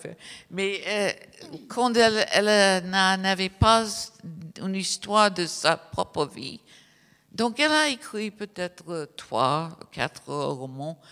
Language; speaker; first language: French; non-native, fluent; English